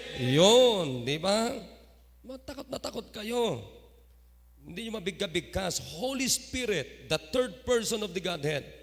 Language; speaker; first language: Filipino; non-native, local second language; Iloko